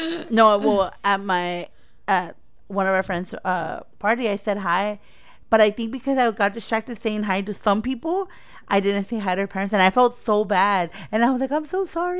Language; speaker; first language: English; early bilingual, other home language; Spanish